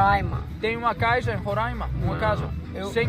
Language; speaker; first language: Portuguese; non-native, fluent; Greek